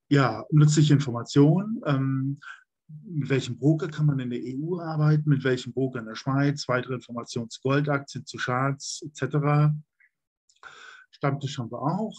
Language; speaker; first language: German; native; German